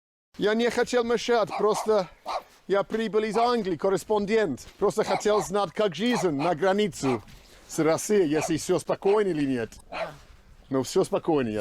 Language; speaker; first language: Russian; non-native, learner; English